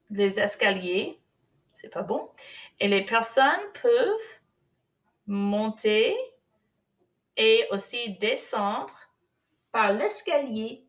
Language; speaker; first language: French; non-native, fluent; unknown